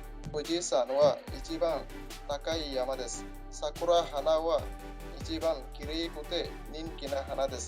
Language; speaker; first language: Japanese; non-native, learner; Bangla